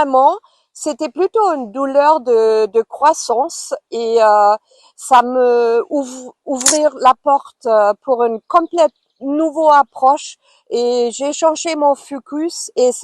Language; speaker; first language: French; non-native, fluent; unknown